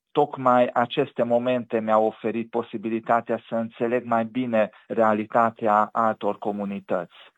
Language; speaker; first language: Romanian; native; Romanian